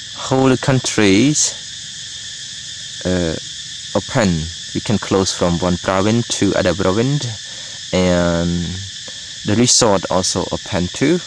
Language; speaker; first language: English; non-native, learner; Khmer